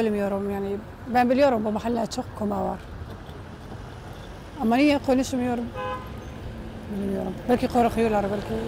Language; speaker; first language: Turkish; non-native, learner; Arabic